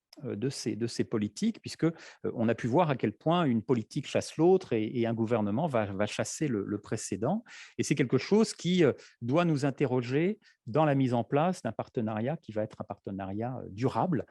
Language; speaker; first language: French; native; French